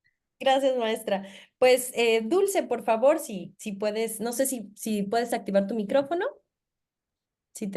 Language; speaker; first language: Spanish; native; Spanish